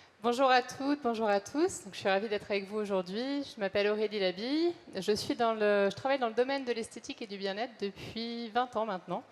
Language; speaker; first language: French; native; French